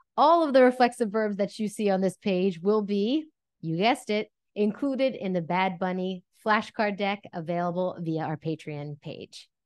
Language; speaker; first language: English; native; English